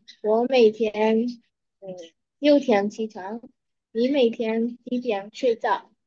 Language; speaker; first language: Chinese; non-native, learner; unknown